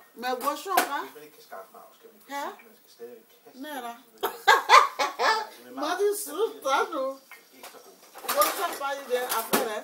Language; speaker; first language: Swedish; non-native, learner; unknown